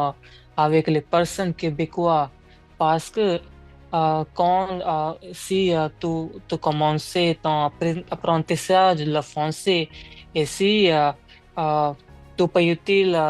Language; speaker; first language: French; non-native, learner; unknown